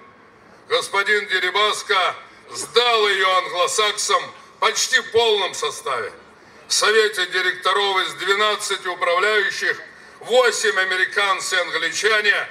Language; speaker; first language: Russian; native; Russian